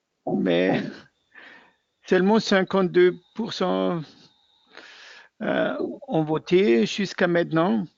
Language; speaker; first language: French; non-native, fluent; German